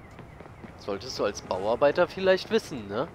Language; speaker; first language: German; native; German